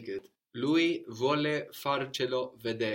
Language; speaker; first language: Italian; non-native, fluent; English